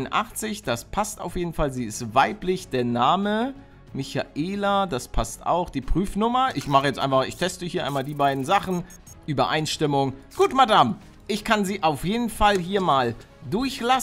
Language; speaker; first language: German; native; German